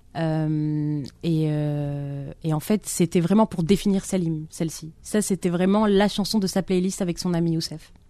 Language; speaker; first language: French; non-native, local second language; Arabic